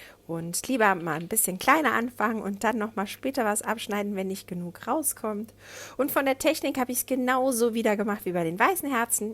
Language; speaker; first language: German; native; German